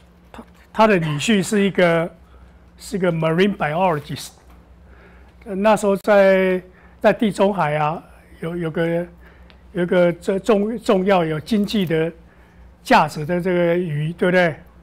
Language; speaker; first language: Chinese; native; Chinese